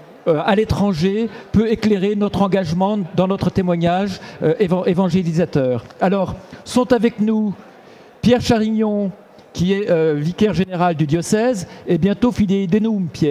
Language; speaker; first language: French; native; French